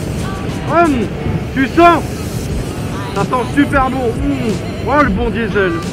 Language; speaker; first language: French; native; French